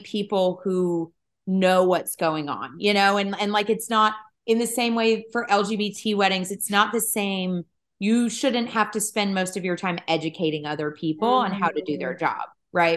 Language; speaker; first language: English; native; English